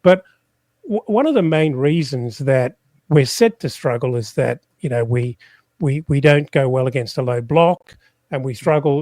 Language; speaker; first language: English; native; English